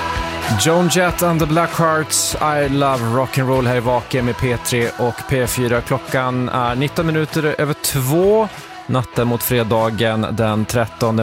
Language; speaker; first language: Swedish; native; Swedish